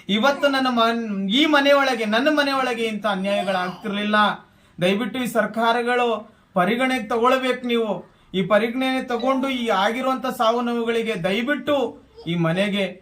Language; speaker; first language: Kannada; non-native, local second language; Lambadi